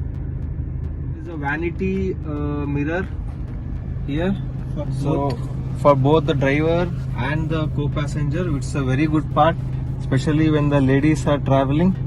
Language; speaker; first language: English; non-native, local second language; Kannada